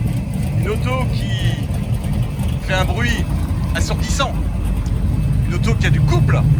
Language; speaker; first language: French; native; French